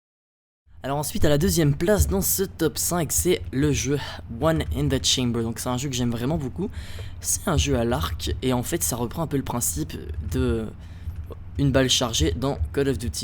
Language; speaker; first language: French; native; French